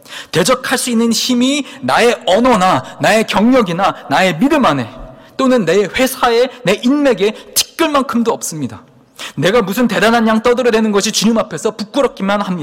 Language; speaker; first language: Korean; native; Korean